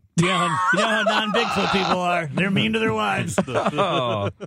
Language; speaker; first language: English; native; English